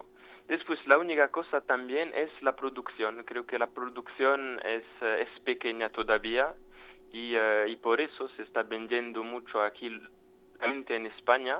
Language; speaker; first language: Spanish; non-native, fluent; French